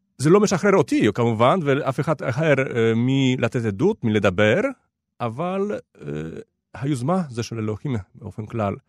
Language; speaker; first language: Hebrew; non-native, fluent; Polish